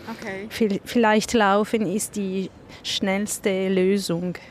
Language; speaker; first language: German; non-native, local second language; Italian